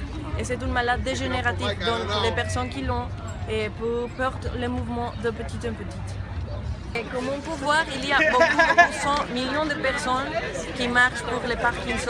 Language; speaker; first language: French; non-native, learner; Spanish